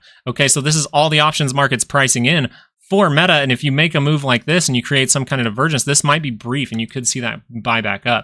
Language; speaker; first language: English; native; English